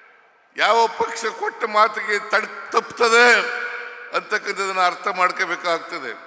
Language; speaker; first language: Kannada; native; Kannada